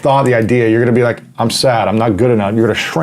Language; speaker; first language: English; native; English